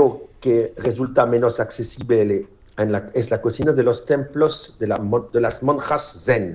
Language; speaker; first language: Spanish; non-native, fluent; French